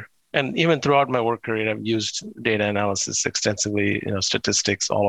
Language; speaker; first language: English; non-native, local second language; Tamil